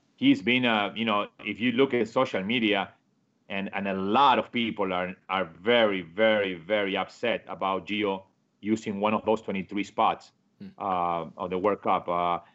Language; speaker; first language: English; non-native, fluent; Spanish